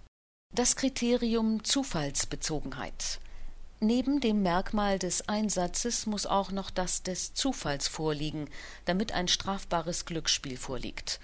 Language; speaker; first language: German; native; German